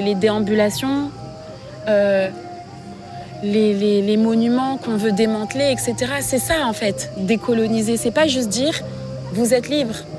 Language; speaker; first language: French; native; French